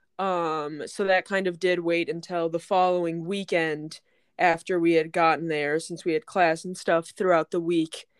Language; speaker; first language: English; native; English